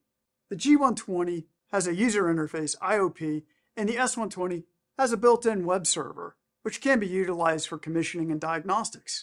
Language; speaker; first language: English; native; English